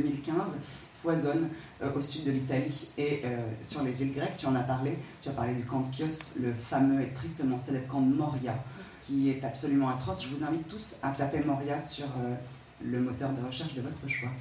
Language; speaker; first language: French; native; French